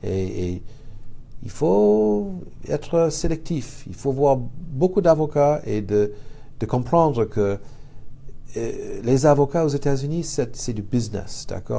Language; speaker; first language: French; non-native, fluent; English